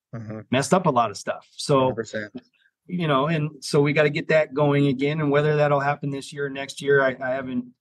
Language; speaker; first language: English; native; English